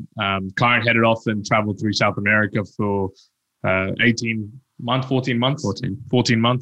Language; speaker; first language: English; early bilingual, other home language; Spanish